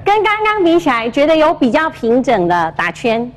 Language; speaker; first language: Chinese; native; Chinese